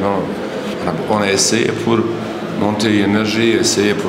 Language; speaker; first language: French; non-native, learner; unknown